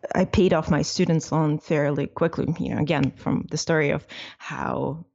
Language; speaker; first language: English; non-native, fluent; Russian